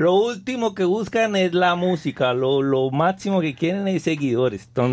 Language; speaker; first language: Spanish; native; Spanish